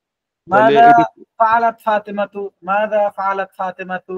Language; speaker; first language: Arabic; non-native, learner; Bangla